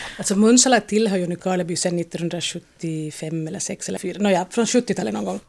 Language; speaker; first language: Swedish; native; Swedish